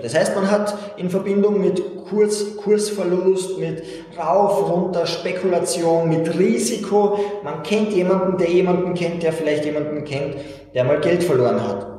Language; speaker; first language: German; native; German